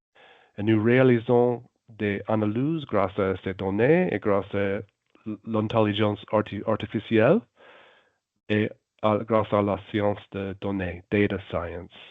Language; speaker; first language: French; non-native, local second language; German